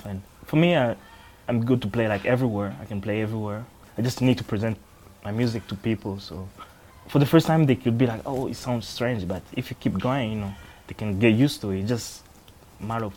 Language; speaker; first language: English; non-native, learner; French